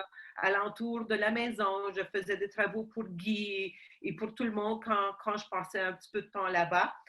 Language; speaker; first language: French; non-native, fluent; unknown